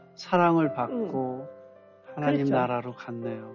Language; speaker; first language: Korean; native; Korean